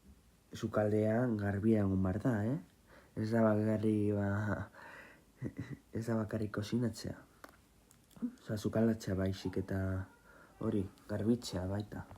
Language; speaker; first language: Basque; non-native, local second language; Spanish